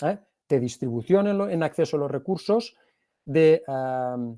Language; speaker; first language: Spanish; native; Spanish